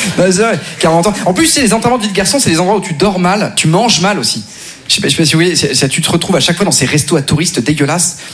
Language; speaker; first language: French; native; French